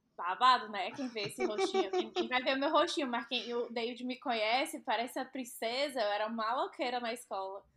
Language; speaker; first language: Portuguese; native; Portuguese